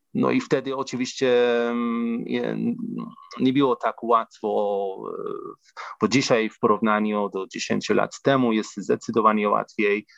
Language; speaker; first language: Polish; non-native, fluent; Persian